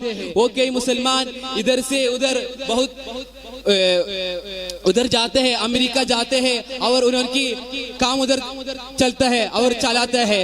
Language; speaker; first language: Hindi; non-native, local second language; Malayalam